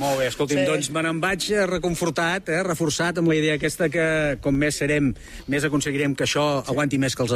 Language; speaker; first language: Catalan; native; Catalan